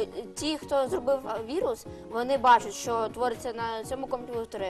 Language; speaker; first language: Ukrainian; non-native, local second language; Russian